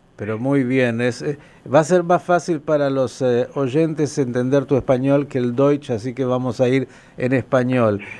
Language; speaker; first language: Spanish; native; Spanish